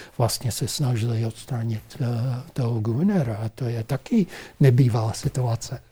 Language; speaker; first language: Czech; non-native, fluent; English